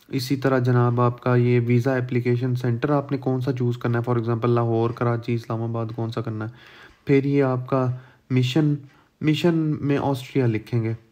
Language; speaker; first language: Urdu; native; Urdu